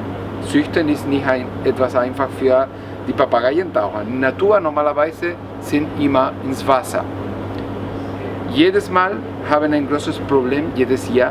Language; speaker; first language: German; non-native, learner; Spanish